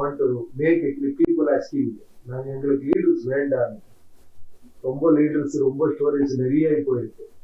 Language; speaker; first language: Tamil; non-native, learner; Kannada